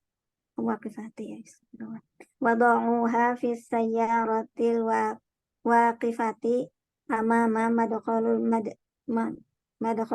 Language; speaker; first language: Arabic; non-native, learner; Indonesian